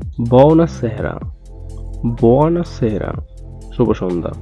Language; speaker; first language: Italian; non-native, learner; Bangla